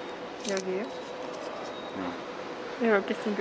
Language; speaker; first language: Korean; non-native, learner; Ukrainian